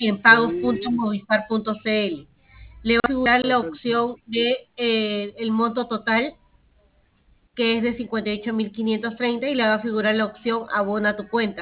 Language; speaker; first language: Spanish; native; Spanish